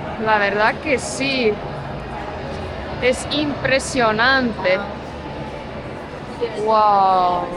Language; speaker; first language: Spanish; non-native, fluent; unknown